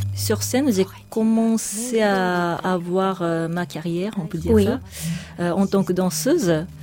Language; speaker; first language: French; non-native, fluent; Japanese